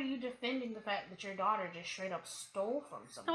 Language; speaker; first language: English; native; English